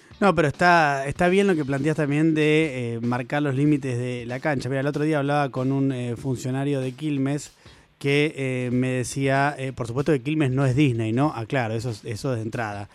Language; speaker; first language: Spanish; native; Spanish